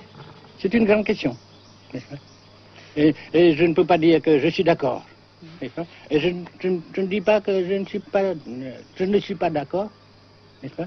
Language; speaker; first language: French; non-native, local second language; Vietnamese